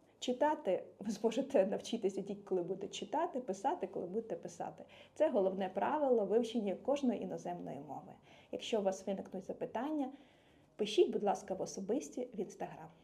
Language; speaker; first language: Ukrainian; native; Ukrainian